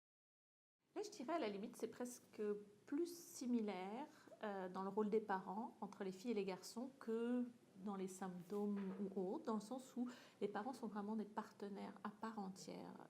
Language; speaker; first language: French; native; French